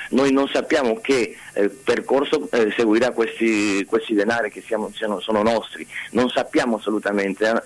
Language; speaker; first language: Italian; non-native, fluent; Spanish